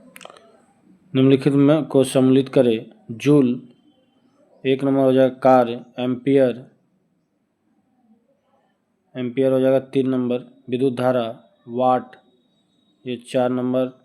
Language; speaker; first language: Hindi; native; Hindi